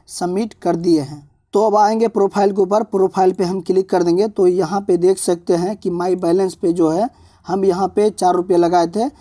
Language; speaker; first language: Hindi; native; Hindi